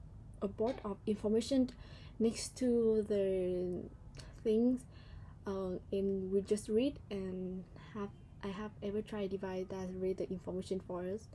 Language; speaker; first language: English; non-native, learner; Vietnamese